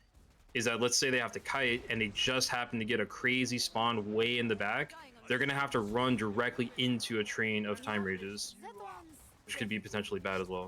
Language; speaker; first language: English; native; English